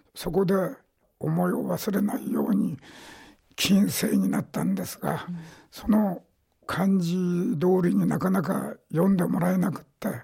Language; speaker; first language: Japanese; native; Japanese